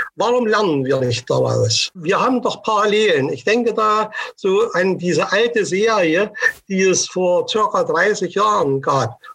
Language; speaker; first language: German; native; German